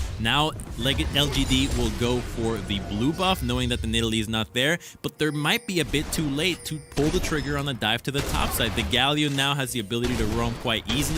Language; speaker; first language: English; native; English